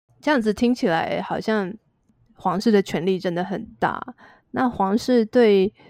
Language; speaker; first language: Chinese; native; Chinese